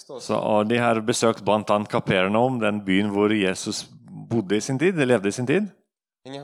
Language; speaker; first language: Norwegian; non-native, fluent; Russian